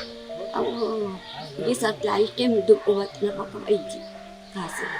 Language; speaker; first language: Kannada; non-native, local second language; Tulu